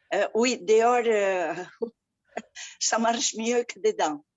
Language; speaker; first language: French; non-native, fluent; Catalan